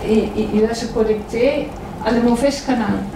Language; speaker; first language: French; non-native, fluent; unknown